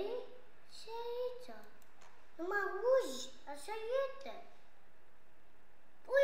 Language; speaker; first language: Romanian; non-native, learner; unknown